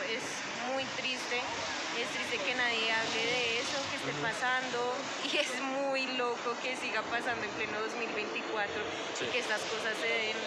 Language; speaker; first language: Spanish; native; Spanish